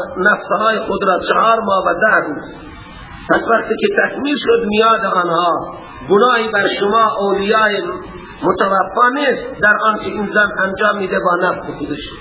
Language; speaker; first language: Persian; non-native, local second language; Baluchi